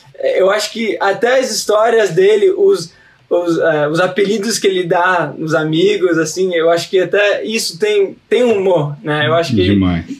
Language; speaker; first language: Portuguese; early bilingual, heritage; Portuguese